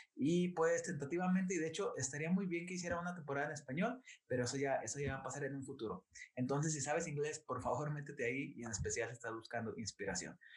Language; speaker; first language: Spanish; native; Spanish